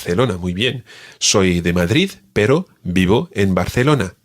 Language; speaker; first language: Spanish; non-native, fluent; English